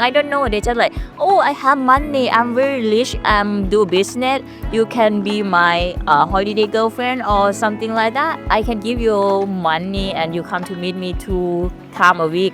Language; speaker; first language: English; non-native, learner; Thai